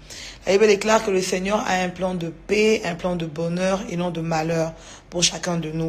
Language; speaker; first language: French; non-native, local second language; Lingala